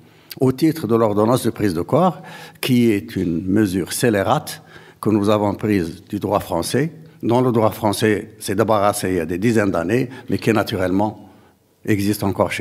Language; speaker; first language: French; non-native, local second language; Arabic